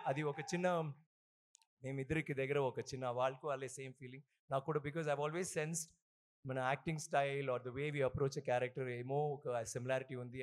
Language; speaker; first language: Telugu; non-native, local second language; Tamil